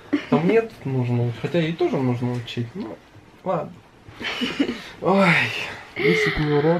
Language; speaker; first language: Russian; native; Russian